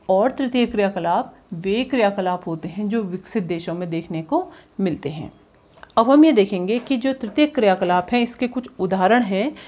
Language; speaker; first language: Hindi; native; Hindi